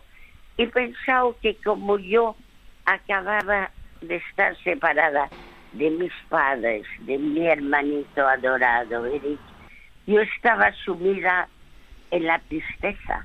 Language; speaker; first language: Spanish; early bilingual, other home language; French